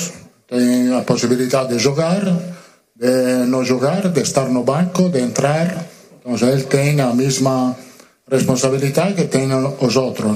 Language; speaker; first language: Portuguese; non-native, learner; Spanish